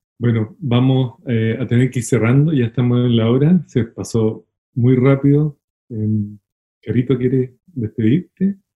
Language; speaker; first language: Spanish; native; Spanish